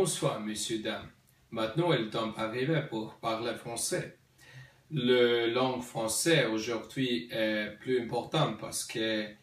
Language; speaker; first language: French; non-native, learner; Slovenian